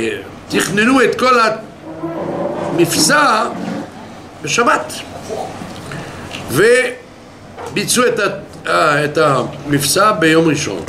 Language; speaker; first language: Hebrew; non-native, fluent; French